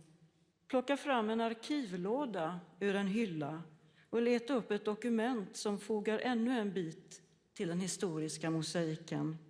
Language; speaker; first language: Swedish; native; Swedish